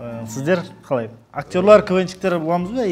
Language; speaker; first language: Kazakh; native; Kazakh